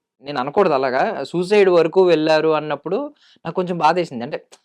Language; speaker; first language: Telugu; native; Telugu